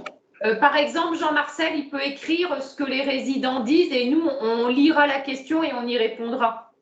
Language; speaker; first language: French; native; French